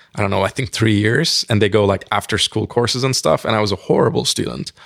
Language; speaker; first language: English; non-native, fluent; Turkish